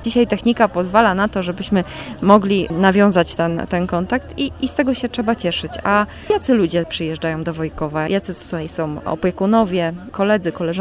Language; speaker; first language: Polish; native; Polish